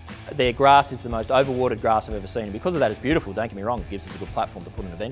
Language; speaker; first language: English; native; English